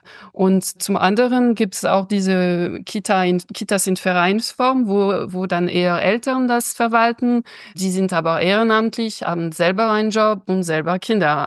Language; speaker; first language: German; non-native, fluent; French